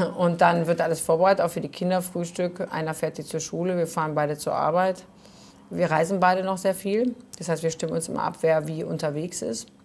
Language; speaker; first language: German; early bilingual, other home language; Croatian